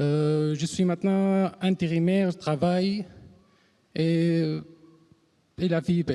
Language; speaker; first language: French; non-native, learner; Arabic